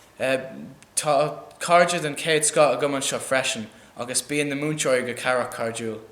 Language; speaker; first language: Irish; non-native, local second language; English